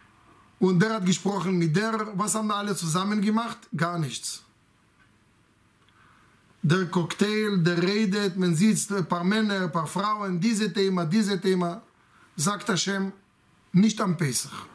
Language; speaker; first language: German; non-native, fluent; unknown